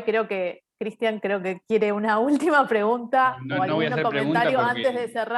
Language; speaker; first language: Spanish; native; Spanish